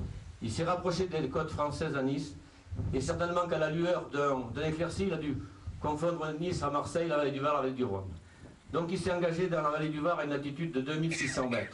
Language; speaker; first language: French; native; French